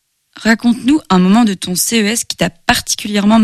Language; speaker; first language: French; native; French